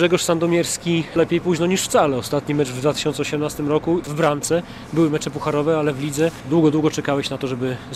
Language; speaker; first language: Polish; native; Polish